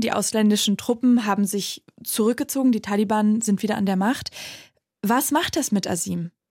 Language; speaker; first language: German; native; German